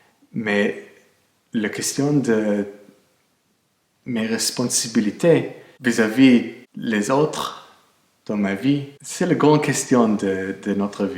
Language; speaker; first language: French; non-native, fluent; English